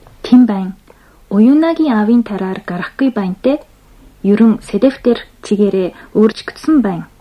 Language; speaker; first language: Mongolian; non-native, fluent; Japanese